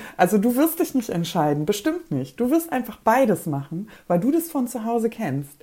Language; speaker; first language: German; early bilingual, other home language; Polish